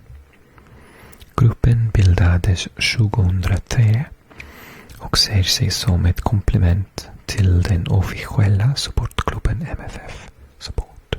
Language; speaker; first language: Swedish; non-native, fluent; English